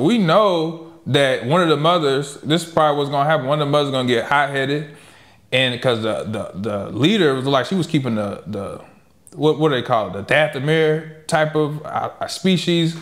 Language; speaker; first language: English; native; English